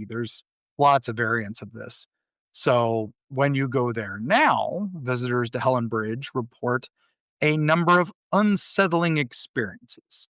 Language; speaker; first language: English; native; English